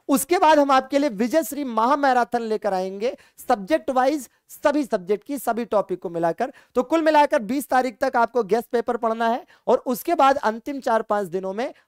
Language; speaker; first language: Hindi; native; Hindi